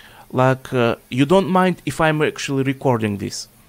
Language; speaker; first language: English; non-native, fluent; Russian